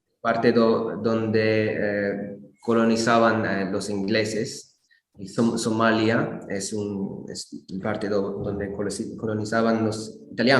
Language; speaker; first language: Spanish; non-native, learner; English